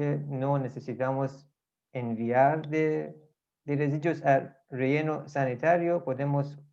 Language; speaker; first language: Spanish; non-native, fluent; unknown